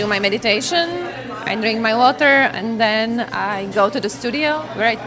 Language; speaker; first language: English; non-native, fluent; Slovak